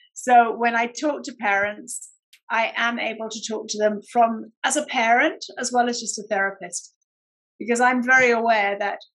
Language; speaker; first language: English; native; English